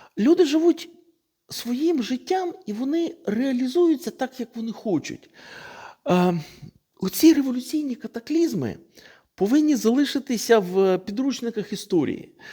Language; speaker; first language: Ukrainian; non-native, local second language; Russian